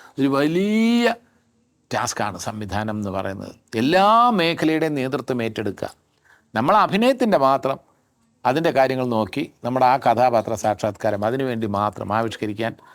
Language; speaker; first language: Malayalam; native; Malayalam